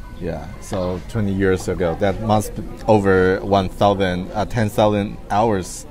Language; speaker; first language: English; non-native, fluent; Chinese